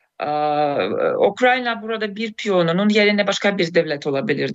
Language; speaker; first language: Turkish; non-native, fluent; Russian